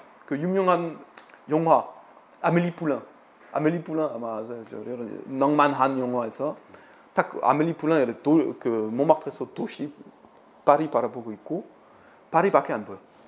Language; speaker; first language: Korean; non-native, fluent; French